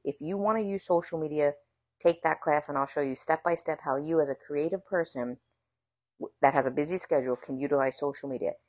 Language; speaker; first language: English; native; English